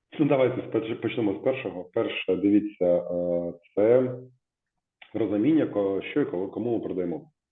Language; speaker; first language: Ukrainian; native; Ukrainian